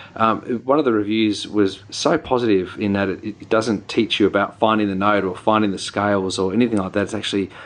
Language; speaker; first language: English; native; English